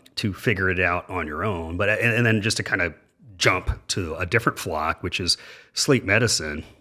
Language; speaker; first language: English; native; English